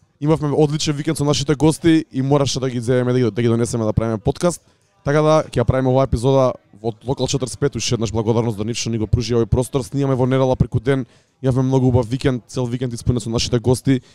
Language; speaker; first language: Macedonian; native; Macedonian